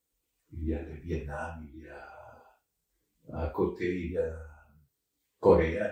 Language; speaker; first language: French; non-native, fluent; Spanish